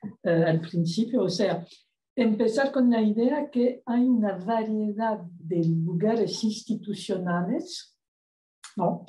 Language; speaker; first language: Spanish; non-native, fluent; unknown